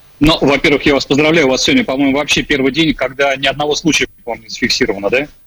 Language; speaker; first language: Russian; native; Russian